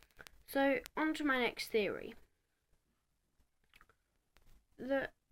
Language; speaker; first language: English; native; English